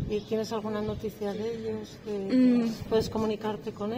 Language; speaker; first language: Spanish; native; Spanish